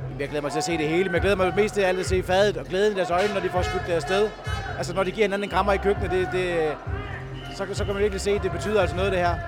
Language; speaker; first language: Danish; native; Danish